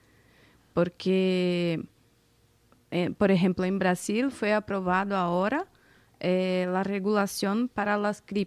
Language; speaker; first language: Spanish; non-native, fluent; Portuguese